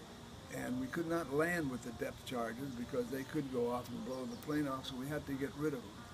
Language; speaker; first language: English; native; English